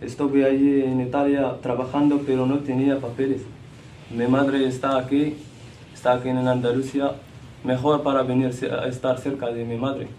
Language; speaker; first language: Spanish; non-native, learner; Central Atlas Tamazight